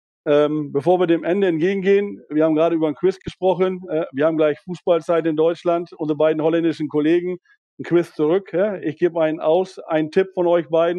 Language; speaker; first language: German; native; German